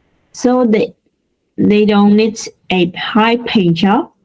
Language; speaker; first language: English; non-native, learner; Vietnamese